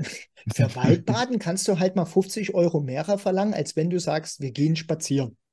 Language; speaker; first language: German; native; German